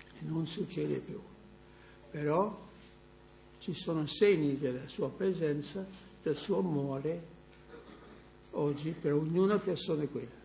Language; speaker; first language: Italian; non-native, fluent; English